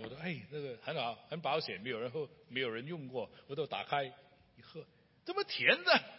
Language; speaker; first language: Chinese; non-native, local second language; Cantonese